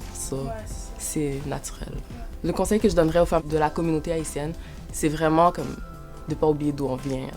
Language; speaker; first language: French; early bilingual, other home language; Haitian Creole